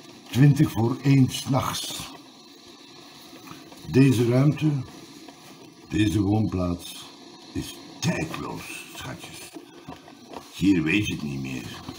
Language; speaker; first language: Dutch; native; Dutch